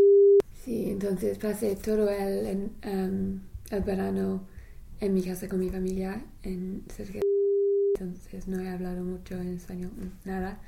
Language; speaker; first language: Spanish; non-native, learner; English